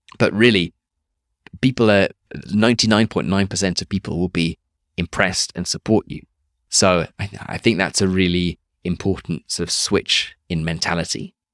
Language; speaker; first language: English; native; English